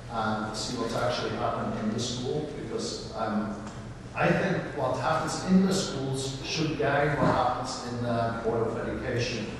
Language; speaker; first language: English; non-native, fluent; Swiss German